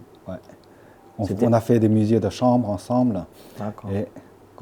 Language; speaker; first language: French; non-native, fluent; Chinese